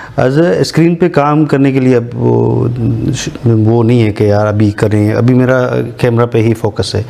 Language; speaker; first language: Urdu; non-native, local second language; Sindhi